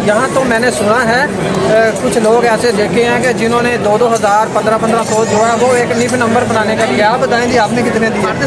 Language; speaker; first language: Urdu; non-native, local second language; Punjabi